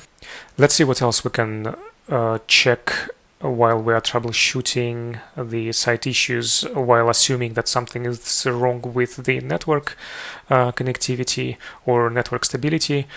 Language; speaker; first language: English; non-native, fluent; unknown